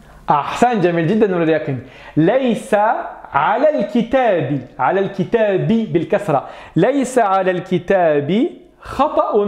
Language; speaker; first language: Arabic; non-native, fluent; French